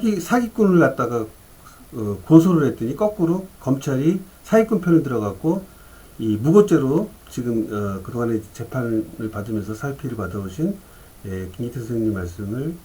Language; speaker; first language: Korean; native; Korean